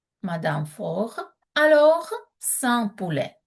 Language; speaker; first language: French; non-native, fluent; Ukrainian